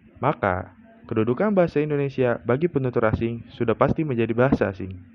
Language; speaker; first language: Indonesian; native; Indonesian